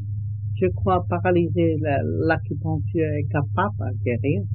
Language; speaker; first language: French; non-native, learner; Vietnamese